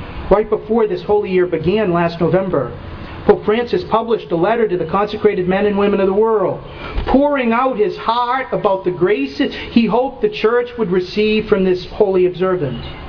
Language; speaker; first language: English; native; English